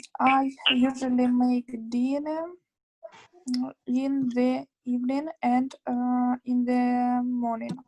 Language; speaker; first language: English; non-native, learner; Russian